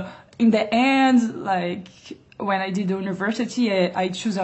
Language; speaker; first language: English; non-native, learner; Portuguese